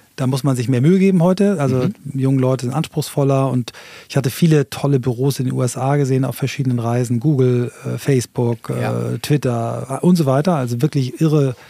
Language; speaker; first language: German; native; German